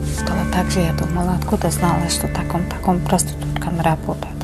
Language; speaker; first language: Russian; non-native, learner; Uzbek